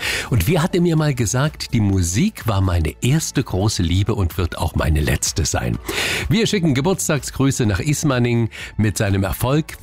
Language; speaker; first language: German; native; German